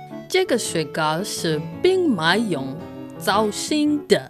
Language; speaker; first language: Chinese; non-native, learner; English